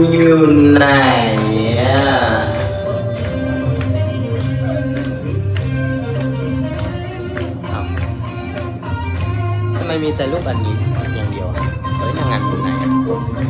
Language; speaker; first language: Thai; non-native, fluent; Vietnamese